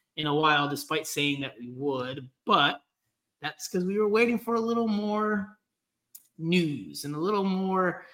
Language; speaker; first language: English; early bilingual, other home language; Spanish